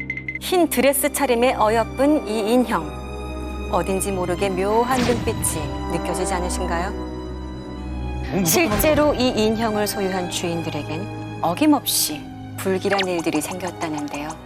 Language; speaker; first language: Korean; native; Korean